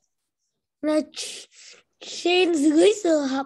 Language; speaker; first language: Chinese; non-native, learner; Vietnamese